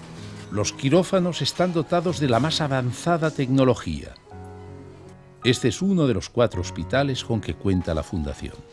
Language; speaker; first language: Spanish; native; Spanish